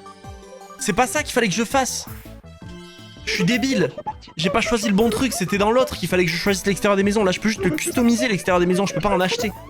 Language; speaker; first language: French; native; French